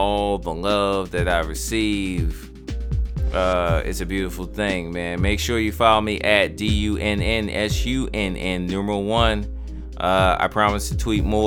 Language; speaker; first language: English; native; English